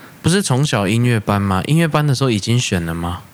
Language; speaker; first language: Chinese; native; Chinese